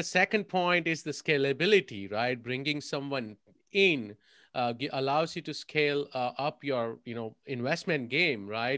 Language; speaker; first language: English; non-native, local second language; Gujarati